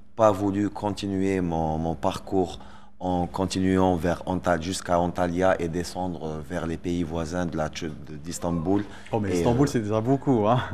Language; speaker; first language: French; non-native, local second language; Arabic